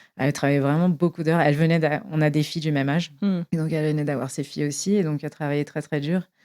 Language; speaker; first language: French; native; French